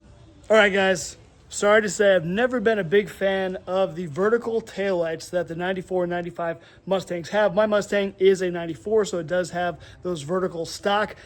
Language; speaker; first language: English; native; English